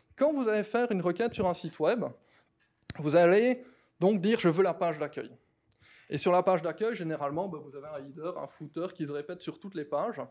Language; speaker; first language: French; native; French